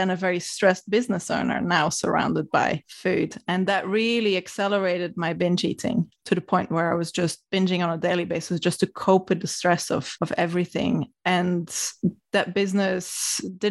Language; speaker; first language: English; non-native, fluent; Dutch